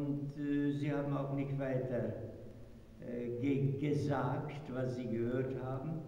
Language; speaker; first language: German; non-native, fluent; Hungarian